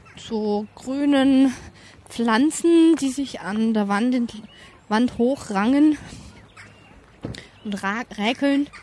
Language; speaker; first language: German; native; German